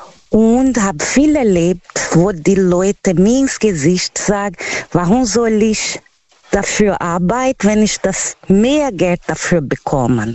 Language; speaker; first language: German; non-native, learner; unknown